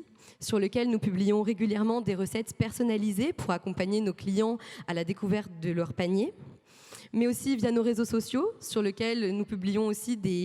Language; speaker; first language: French; native; French